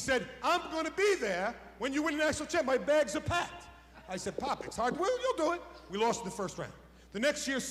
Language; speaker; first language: English; native; English